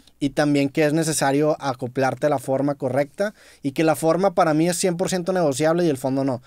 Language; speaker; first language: Spanish; native; Spanish